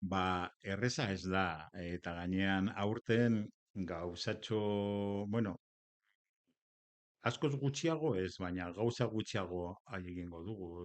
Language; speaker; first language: Basque; non-native, local second language; Spanish